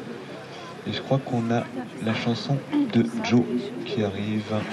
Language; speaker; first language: French; native; French